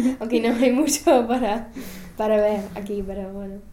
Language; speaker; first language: Spanish; non-native, learner; English